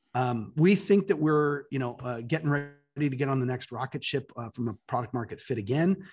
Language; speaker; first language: English; native; English